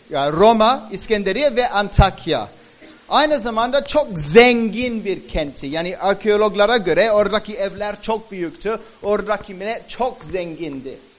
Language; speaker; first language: Turkish; native; Turkish